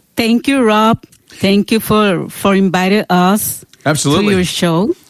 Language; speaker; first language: English; non-native, learner; Spanish